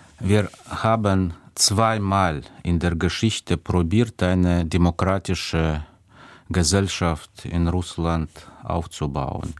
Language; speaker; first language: German; non-native, fluent; Russian